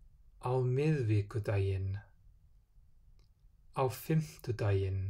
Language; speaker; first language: Icelandic; non-native, fluent; English